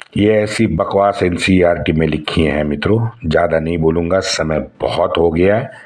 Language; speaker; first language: Hindi; non-native, local second language; Marathi